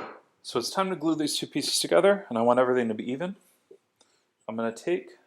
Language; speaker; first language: English; native; English